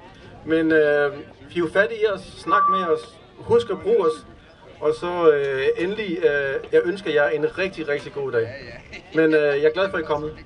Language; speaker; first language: Danish; native; Danish